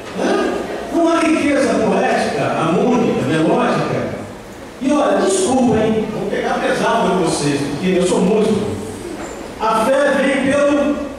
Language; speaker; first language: Portuguese; native; Portuguese